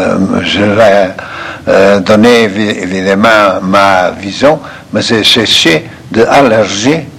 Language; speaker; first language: French; non-native, fluent; Portuguese